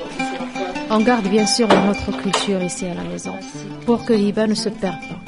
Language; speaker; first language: French; non-native, local second language; Arabic